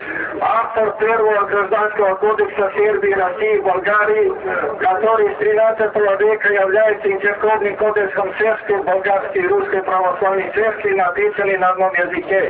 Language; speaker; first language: Russian; non-native, fluent; Serbian